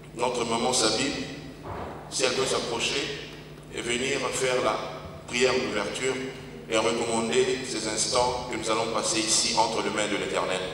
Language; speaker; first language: French; non-native, local second language; Lingala